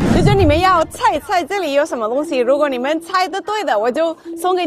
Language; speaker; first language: Chinese; non-native, learner; Spanish